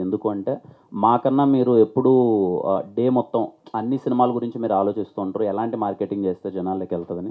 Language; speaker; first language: Telugu; native; Telugu